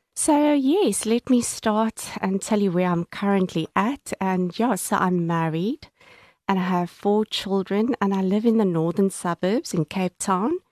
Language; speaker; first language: English; native; English